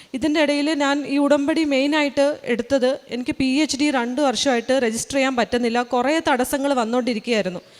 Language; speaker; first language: Malayalam; early bilingual, heritage; Malayalam